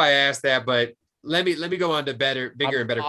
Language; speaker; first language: English; native; English